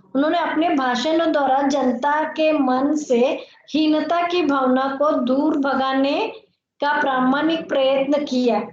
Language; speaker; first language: Hindi; non-native, local second language; Kannada